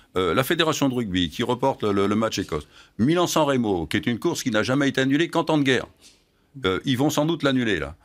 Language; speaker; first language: French; native; French